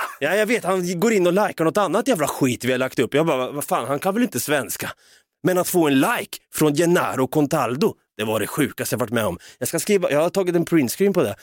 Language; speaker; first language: Swedish; native; Swedish